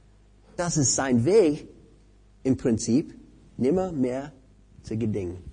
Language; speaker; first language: German; non-native, fluent; English